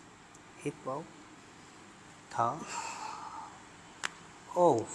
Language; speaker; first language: Vietnamese; non-native, learner; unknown